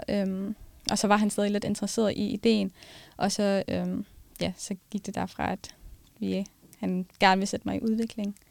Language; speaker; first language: Danish; early bilingual, other home language; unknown